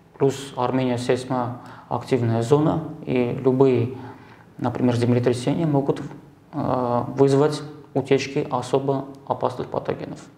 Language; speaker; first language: Russian; non-native, local second language; Armenian